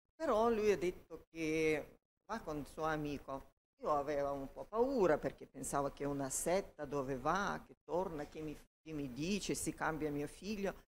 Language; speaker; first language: Italian; non-native, learner; Ukrainian